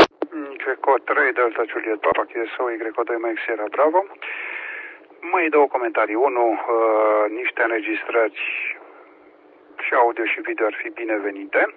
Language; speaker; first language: Romanian; native; Romanian